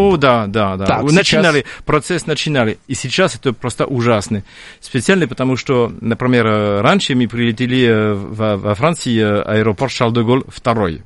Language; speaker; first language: Russian; non-native, fluent; French